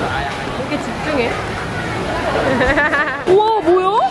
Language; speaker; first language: Korean; native; Korean